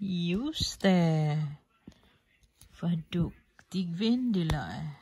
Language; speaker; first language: Swedish; non-native, learner; Filipino